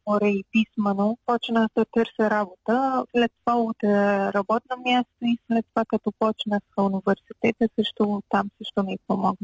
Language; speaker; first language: Bulgarian; non-native, fluent; Persian